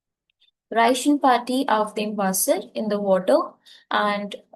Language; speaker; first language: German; non-native, fluent; Hindi